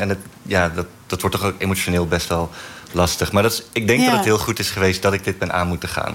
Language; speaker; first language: Dutch; native; Dutch